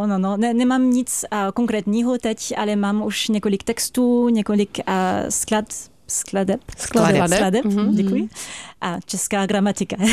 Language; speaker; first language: Czech; non-native, fluent; French